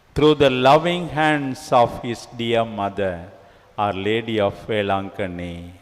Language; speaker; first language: English; non-native, local second language; Tamil